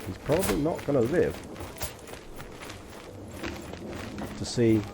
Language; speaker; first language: English; native; English